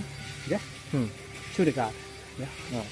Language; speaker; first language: English; non-native, local second language; Khmer